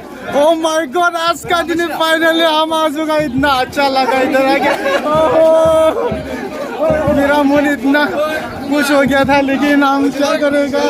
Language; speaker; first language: Hindi; non-native, local second language; Bodo